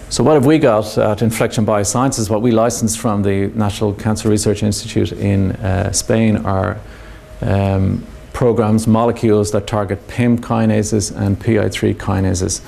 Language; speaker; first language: English; native; English